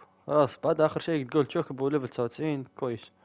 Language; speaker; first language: Arabic; native; Arabic